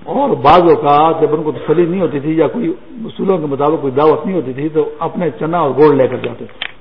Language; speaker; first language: Urdu; non-native, local second language; Pashto